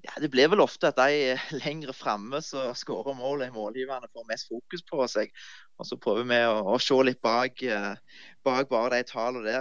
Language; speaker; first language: Norwegian; native; Norwegian